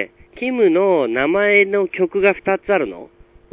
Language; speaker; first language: Japanese; native; Japanese